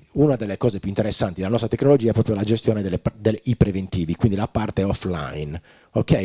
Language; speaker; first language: Italian; native; Italian